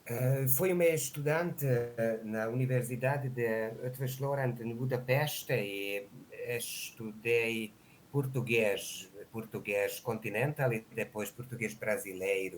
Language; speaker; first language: Portuguese; non-native, learner; Hungarian